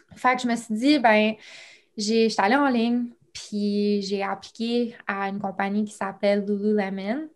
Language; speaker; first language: French; native; French